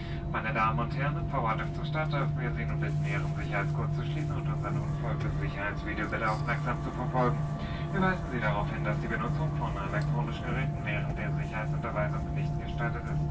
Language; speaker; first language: German; native; German